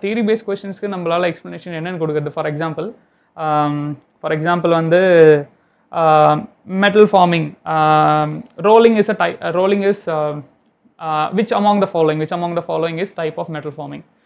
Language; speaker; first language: English; non-native, local second language; Tamil